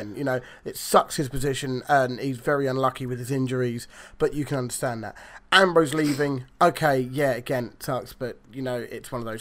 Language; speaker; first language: English; native; English